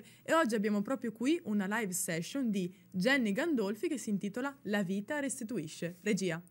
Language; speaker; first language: Italian; native; Italian